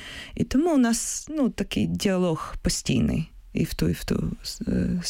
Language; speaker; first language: Ukrainian; early bilingual, heritage; Ukrainian